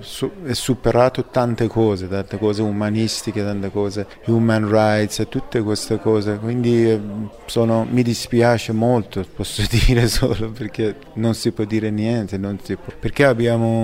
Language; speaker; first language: Italian; non-native, fluent; Persian